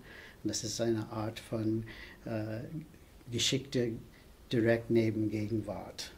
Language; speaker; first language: German; non-native, fluent; English